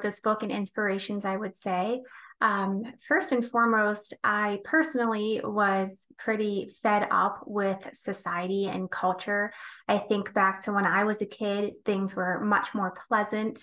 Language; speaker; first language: English; native; English